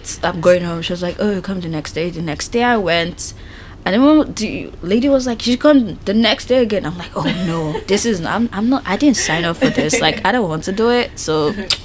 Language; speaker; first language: English; non-native, local second language; Yoruba